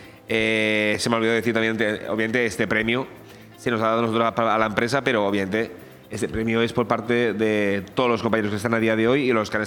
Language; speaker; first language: Spanish; native; Spanish